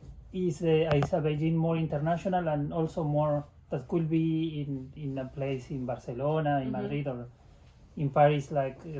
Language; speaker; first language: English; non-native, learner; Spanish